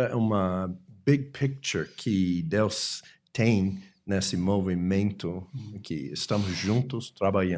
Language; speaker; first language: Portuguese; non-native, fluent; English